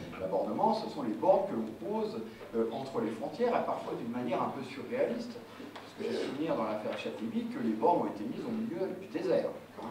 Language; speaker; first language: French; native; French